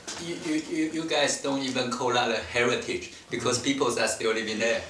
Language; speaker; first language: English; non-native, fluent; Chinese